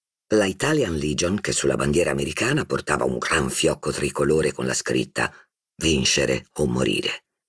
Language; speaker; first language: Italian; native; Italian